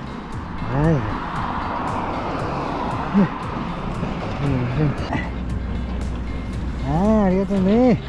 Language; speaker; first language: Japanese; native; Japanese